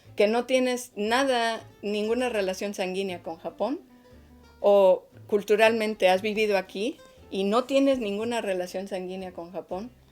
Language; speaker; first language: Spanish; native; Spanish